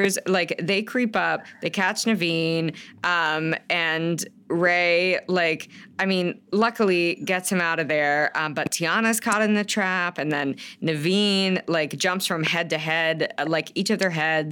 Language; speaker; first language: English; native; English